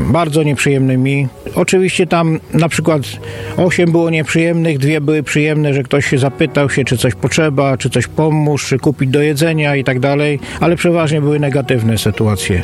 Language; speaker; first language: Polish; native; Polish